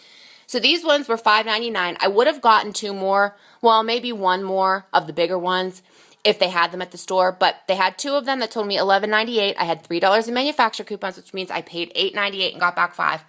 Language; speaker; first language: English; native; English